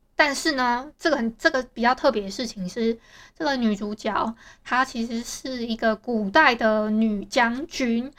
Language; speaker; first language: Chinese; native; Chinese